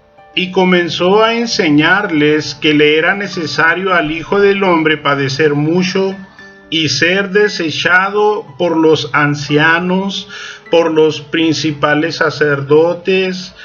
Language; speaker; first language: Spanish; native; Spanish